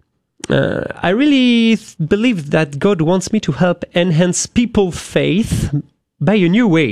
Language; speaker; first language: English; non-native, fluent; French